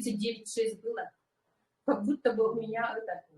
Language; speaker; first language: Russian; non-native, local second language; Yakut